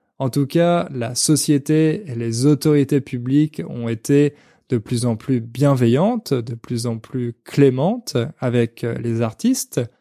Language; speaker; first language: French; native; French